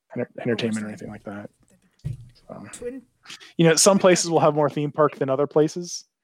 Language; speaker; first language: English; native; English